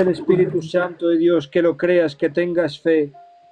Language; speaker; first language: Spanish; native; Spanish